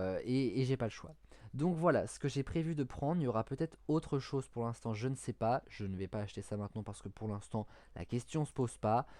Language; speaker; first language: French; native; French